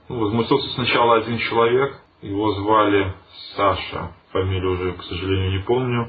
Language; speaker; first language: Russian; native; Russian